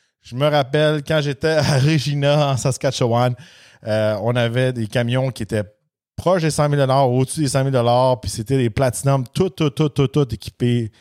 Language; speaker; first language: French; native; French